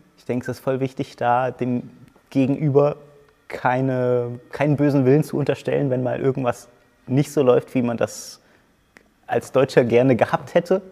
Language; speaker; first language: German; native; German